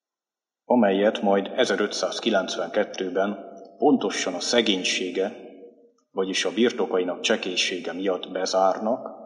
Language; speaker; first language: Hungarian; native; Hungarian